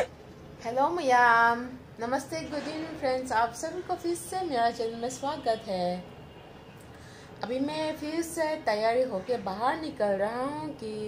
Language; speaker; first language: Hindi; non-native, local second language; Bangla